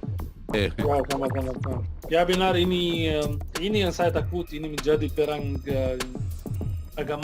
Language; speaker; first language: Indonesian; non-native, fluent; Arabic